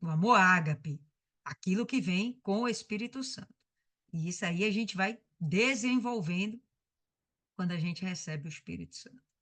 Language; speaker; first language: Portuguese; native; Portuguese